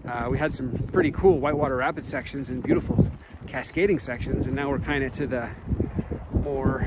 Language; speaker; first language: English; native; English